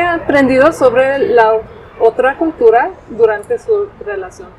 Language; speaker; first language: Spanish; non-native, fluent; English